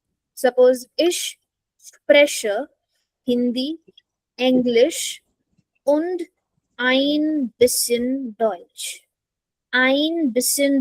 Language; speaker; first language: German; non-native, fluent; Hindi